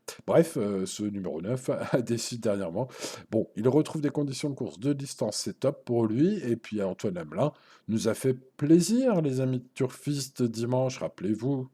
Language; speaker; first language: French; native; French